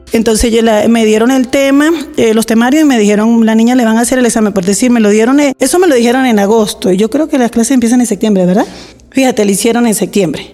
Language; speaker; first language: Spanish; native; Spanish